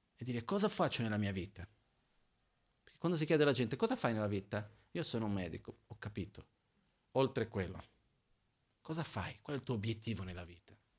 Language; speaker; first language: Italian; non-native, fluent; Portuguese